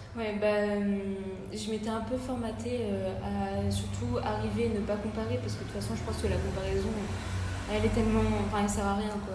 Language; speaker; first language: French; native; French